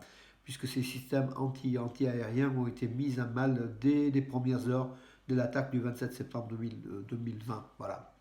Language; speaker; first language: French; native; French